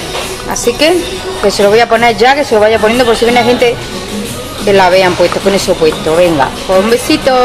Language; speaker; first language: Spanish; native; Spanish